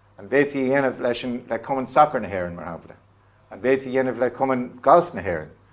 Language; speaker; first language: Irish; non-native, local second language; English